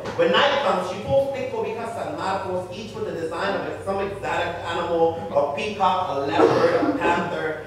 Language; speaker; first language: English; early bilingual, other home language; Spanish